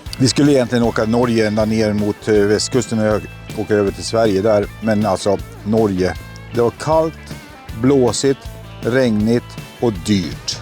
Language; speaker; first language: Swedish; native; Swedish